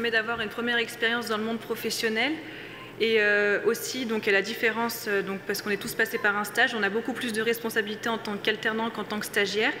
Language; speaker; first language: French; native; French